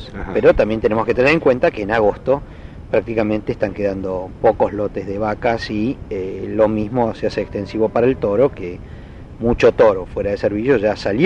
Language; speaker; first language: Spanish; native; Spanish